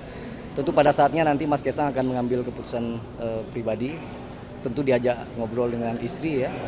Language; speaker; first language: Indonesian; native; Indonesian